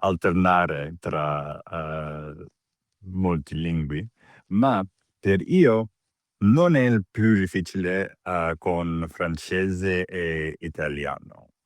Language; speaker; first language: Italian; non-native, learner; English